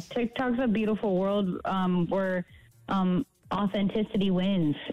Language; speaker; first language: English; native; English